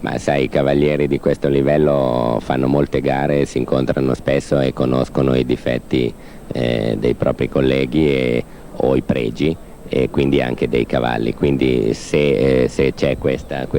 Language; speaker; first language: Italian; native; Italian